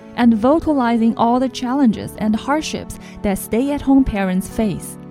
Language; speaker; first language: English; non-native, fluent; Chinese